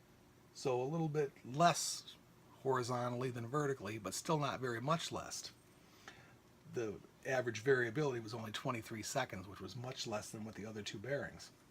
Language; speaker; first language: English; native; English